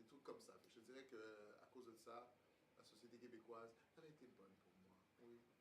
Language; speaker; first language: French; early bilingual, other home language; Haitian Creole